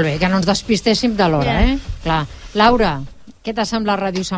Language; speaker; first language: Catalan; native; Catalan